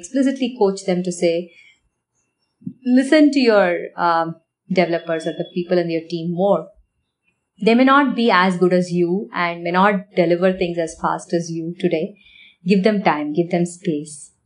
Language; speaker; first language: English; non-native, local second language; Tamil